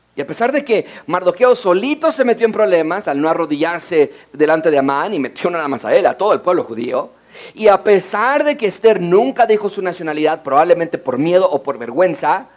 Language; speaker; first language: Spanish; native; Spanish